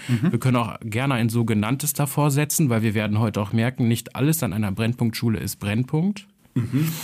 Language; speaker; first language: German; early bilingual, other home language; Albanian